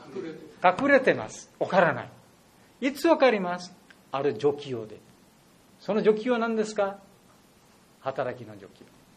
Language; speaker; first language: Japanese; non-native, learner; Bangla